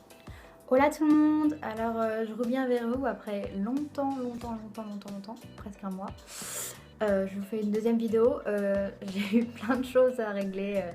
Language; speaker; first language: French; native; French